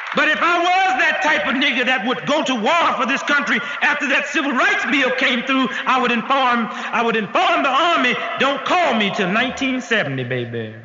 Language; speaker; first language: English; native; English